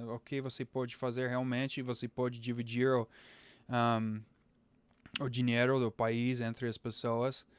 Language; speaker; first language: Portuguese; non-native, fluent; English